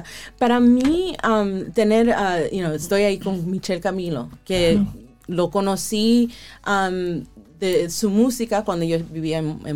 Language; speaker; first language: Spanish; early bilingual, heritage; Spanish